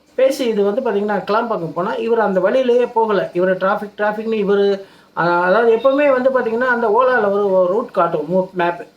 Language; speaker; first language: Tamil; native; Tamil